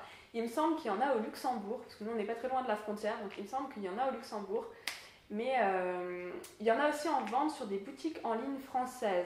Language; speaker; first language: French; native; French